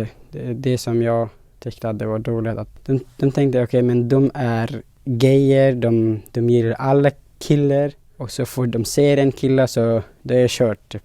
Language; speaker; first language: Swedish; non-native, fluent; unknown